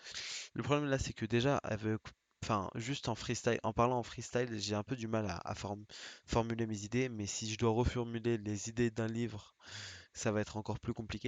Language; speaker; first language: French; native; French